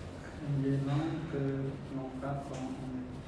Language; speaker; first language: French; non-native, learner; Khmer